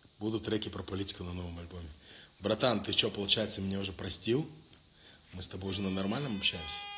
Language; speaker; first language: Russian; early bilingual, heritage; Russian